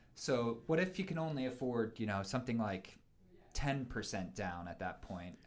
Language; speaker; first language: English; native; English